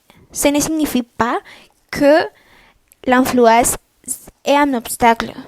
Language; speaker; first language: French; non-native, learner; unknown